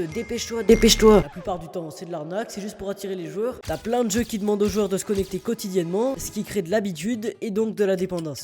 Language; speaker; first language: French; native; French